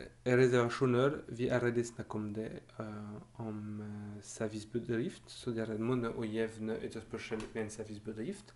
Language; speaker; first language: Norwegian; non-native, fluent; French